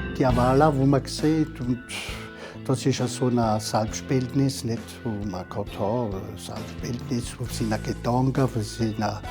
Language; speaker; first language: German; non-native, local second language; Swiss German